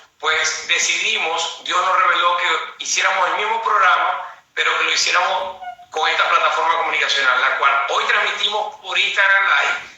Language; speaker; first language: Spanish; native; Spanish